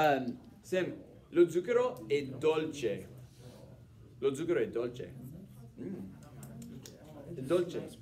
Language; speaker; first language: Italian; non-native, fluent; English